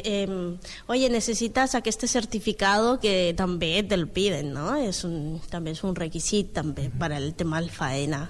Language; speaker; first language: Catalan; non-native, learner; Spanish